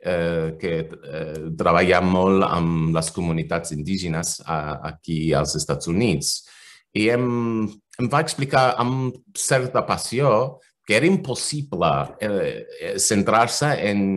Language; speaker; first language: Catalan; non-native, fluent; English